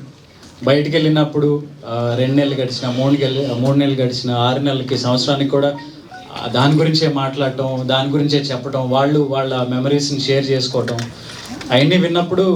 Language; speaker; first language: Telugu; native; Telugu